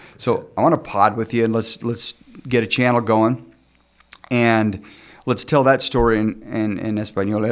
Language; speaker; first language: English; native; English